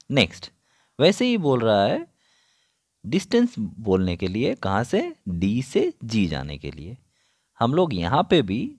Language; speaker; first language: Hindi; non-native, local second language; Bangla